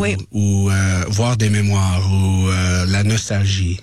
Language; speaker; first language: French; non-native, learner; English